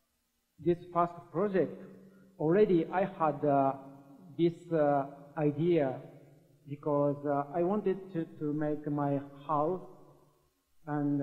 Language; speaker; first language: English; non-native, learner; Japanese